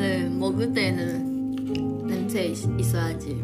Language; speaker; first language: Korean; non-native, learner; Chinese